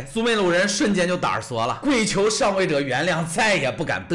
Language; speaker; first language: Chinese; native; Chinese